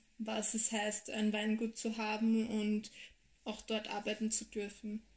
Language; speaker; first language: German; native; German